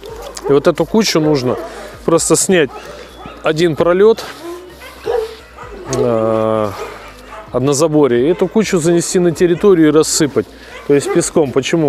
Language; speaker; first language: Russian; native; Russian